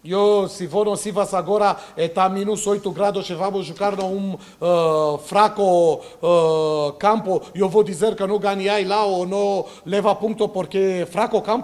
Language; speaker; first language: Portuguese; non-native, learner; Romanian